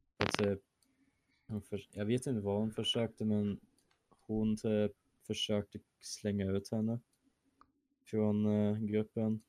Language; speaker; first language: Swedish; early bilingual, other home language; German